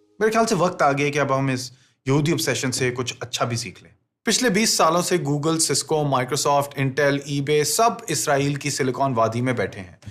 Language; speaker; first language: Urdu; native; Urdu